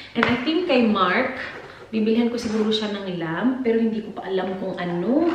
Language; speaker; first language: Filipino; native; Filipino